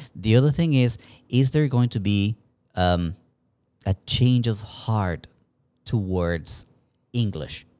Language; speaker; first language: English; non-native, fluent; Spanish